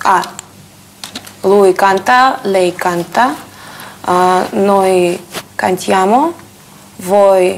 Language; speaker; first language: Italian; non-native, learner; Russian